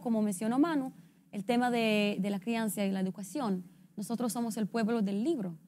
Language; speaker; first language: Spanish; non-native, fluent; Hebrew